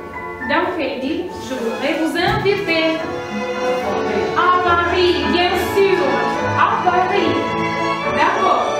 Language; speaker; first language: French; non-native, fluent; Russian